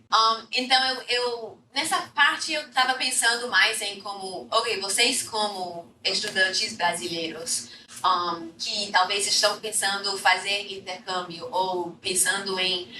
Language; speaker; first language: Portuguese; non-native, fluent; English